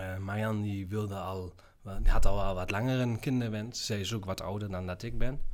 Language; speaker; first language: Dutch; native; Dutch